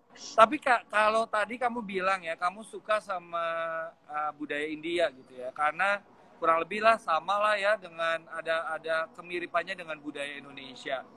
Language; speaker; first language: Indonesian; native; Indonesian